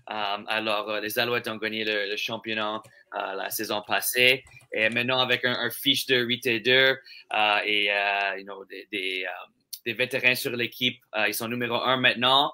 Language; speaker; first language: French; non-native, local second language; English